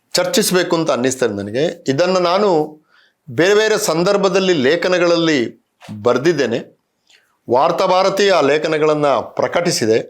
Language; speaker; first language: Kannada; non-native, local second language; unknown